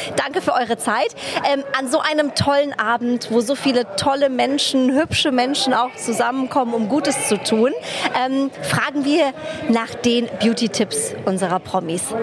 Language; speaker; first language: German; native; German